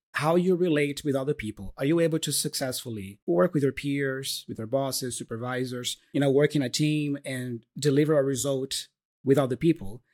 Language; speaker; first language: English; non-native, fluent; Portuguese